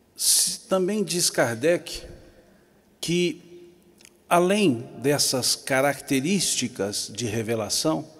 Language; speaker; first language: Portuguese; native; Portuguese